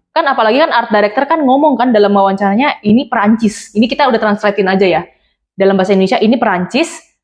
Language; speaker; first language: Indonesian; native; Indonesian